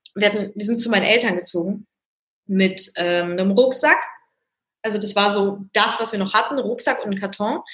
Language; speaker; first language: German; early bilingual, other home language; Russian